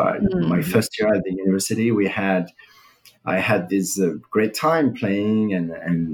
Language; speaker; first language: English; non-native, fluent; French